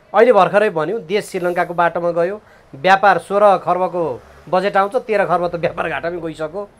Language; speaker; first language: Nepali; native; Nepali